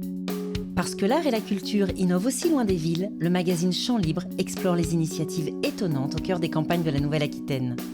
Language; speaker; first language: French; native; French